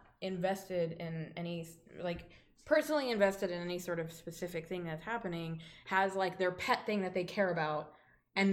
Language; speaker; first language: English; native; English